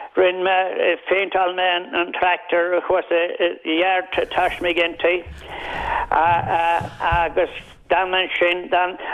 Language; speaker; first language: Irish; native; Irish